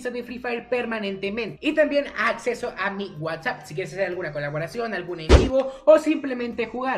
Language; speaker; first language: Spanish; native; Spanish